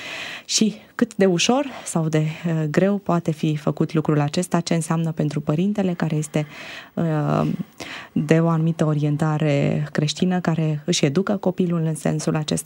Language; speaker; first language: Romanian; native; Romanian